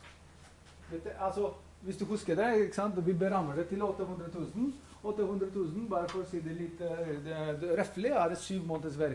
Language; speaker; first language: Norwegian; non-native, fluent; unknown